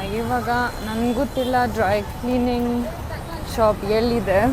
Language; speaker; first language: Kannada; non-native, learner; English